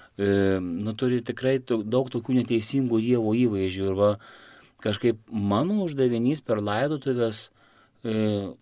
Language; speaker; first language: Lithuanian; native; Lithuanian